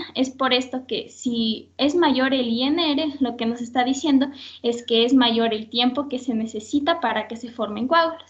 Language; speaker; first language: Spanish; native; Spanish